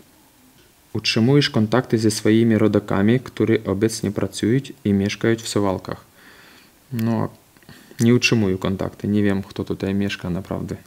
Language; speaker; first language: Polish; non-native, fluent; Ukrainian